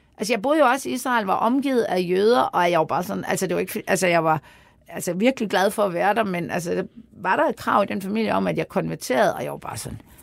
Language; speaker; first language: Danish; native; Danish